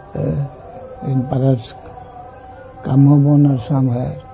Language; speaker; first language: English; non-native, local second language; Bangla